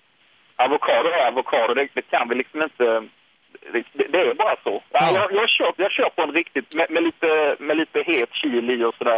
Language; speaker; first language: Swedish; native; Swedish